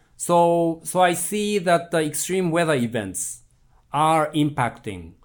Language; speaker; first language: English; non-native, fluent; Japanese